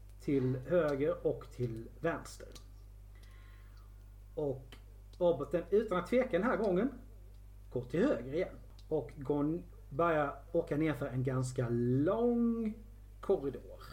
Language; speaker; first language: Swedish; native; Swedish